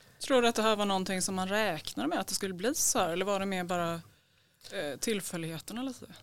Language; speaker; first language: Swedish; native; Swedish